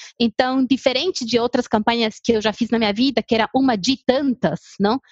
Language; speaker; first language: Portuguese; non-native, fluent; Spanish